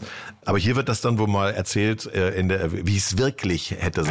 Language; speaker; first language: German; native; German